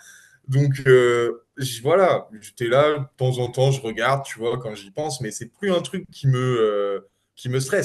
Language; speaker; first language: French; native; French